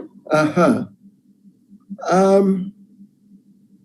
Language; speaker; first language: Russian; non-native, learner; English